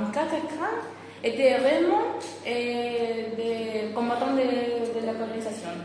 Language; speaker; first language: French; non-native, fluent; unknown